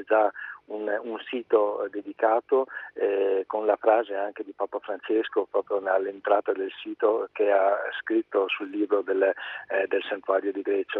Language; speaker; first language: Italian; native; Italian